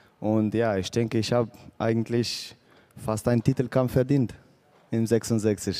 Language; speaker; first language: German; non-native, fluent; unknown